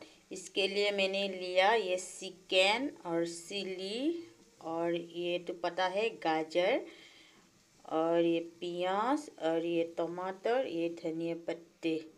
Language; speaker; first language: Hindi; non-native, local second language; Assamese